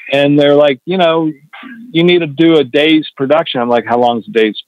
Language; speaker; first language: English; native; English